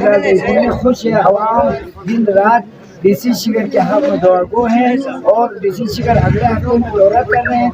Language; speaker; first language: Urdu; non-native, local second language; Balti